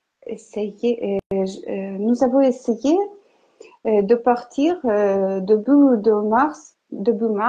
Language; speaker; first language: French; non-native, learner; Ukrainian